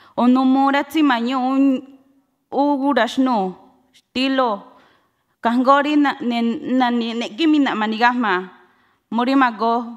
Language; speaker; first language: Spanish; non-native, local second language; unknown